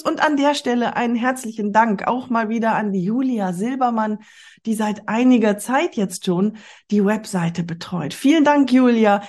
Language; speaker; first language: German; native; German